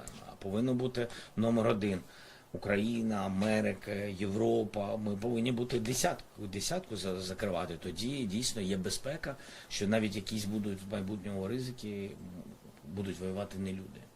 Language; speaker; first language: Ukrainian; non-native, local second language; Russian